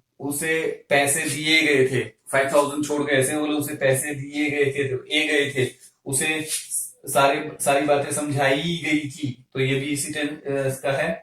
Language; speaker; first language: Hindi; native; Hindi